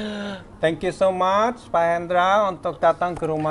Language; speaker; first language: Indonesian; non-native, fluent; Swedish